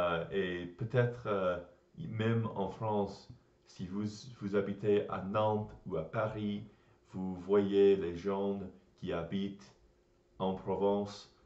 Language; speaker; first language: French; non-native, learner; English